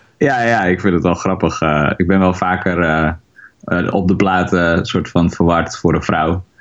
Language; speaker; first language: Dutch; native; Dutch